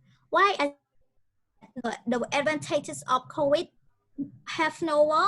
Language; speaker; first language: English; non-native, learner; Khmer